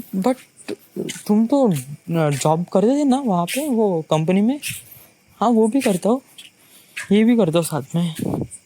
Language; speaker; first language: Hindi; non-native, local second language; Marathi